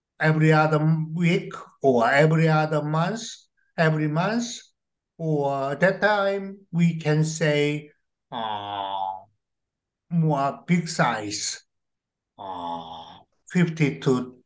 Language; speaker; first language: English; non-native, learner; Korean